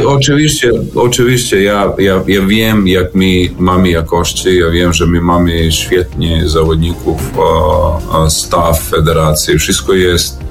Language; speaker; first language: Polish; non-native, learner; Serbian